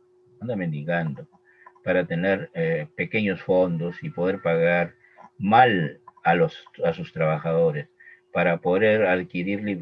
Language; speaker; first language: Spanish; native; Spanish